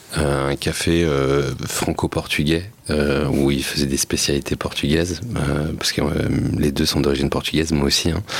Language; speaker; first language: French; native; French